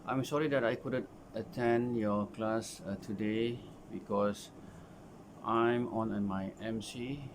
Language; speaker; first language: English; non-native, local second language; Malay